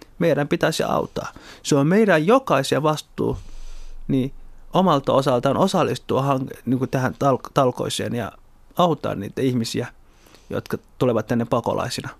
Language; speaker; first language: Finnish; early bilingual, other home language; Somali